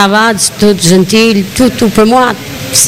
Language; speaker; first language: French; non-native, learner; Albanian